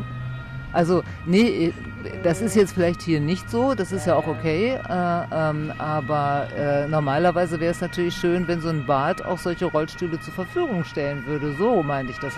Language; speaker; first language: German; native; German